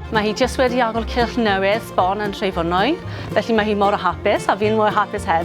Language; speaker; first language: Welsh; native; Welsh